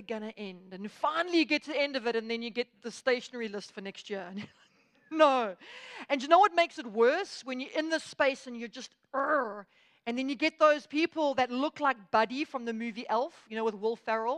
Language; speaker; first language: English; native; English